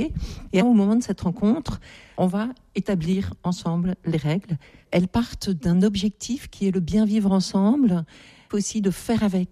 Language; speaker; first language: French; native; French